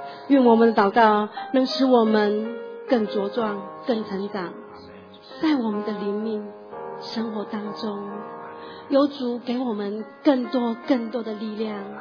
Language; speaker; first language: Chinese; native; Chinese